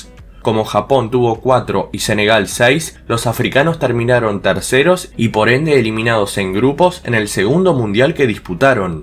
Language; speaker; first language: Spanish; native; Spanish